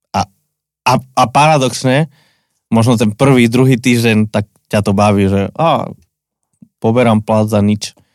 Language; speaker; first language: Slovak; non-native, fluent; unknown